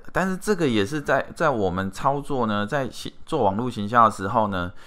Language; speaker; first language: Chinese; native; Chinese